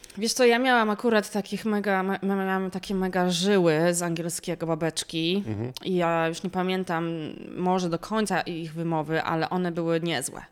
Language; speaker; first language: Polish; native; Polish